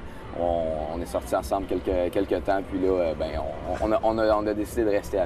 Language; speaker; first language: French; native; French